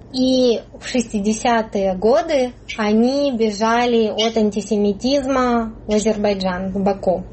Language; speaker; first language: Russian; native; Russian